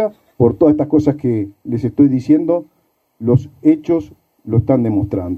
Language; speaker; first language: Spanish; native; Spanish